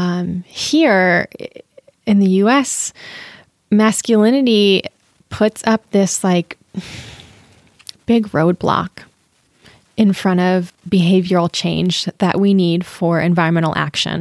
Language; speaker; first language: English; native; English